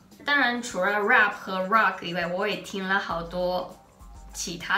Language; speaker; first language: Chinese; non-native, fluent; Japanese